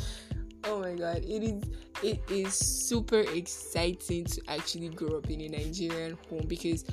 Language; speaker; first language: English; non-native, local second language; Yoruba